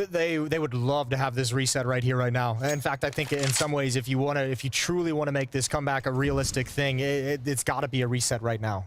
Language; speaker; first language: English; native; English